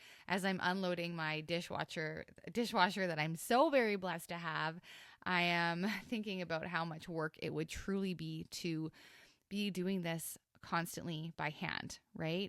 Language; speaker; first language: English; native; English